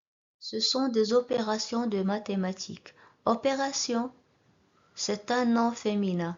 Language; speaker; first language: French; non-native, local second language; Arabic